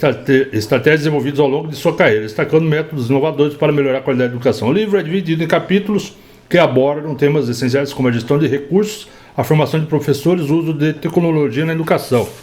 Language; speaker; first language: Portuguese; native; Portuguese